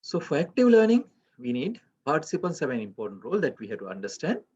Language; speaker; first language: English; non-native, local second language; Sinhala